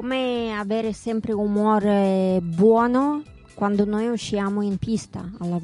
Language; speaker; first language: Italian; non-native, learner; Russian